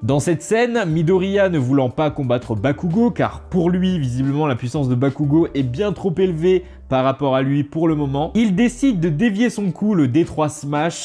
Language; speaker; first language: French; native; French